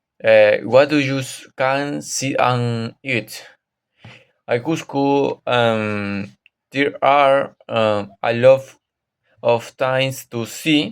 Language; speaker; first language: English; non-native, learner; Spanish